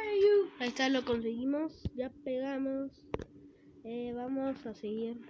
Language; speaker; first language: Spanish; native; Spanish